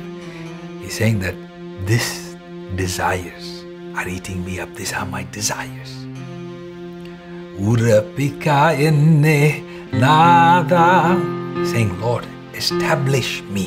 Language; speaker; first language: English; non-native, local second language; Malayalam